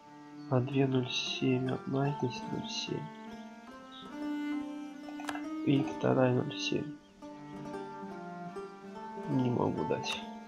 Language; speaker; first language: Russian; native; Russian